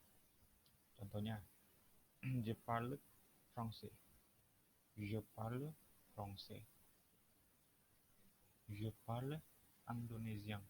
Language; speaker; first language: French; non-native, fluent; Indonesian